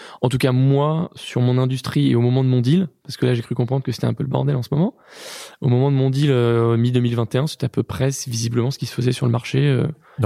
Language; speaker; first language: French; native; French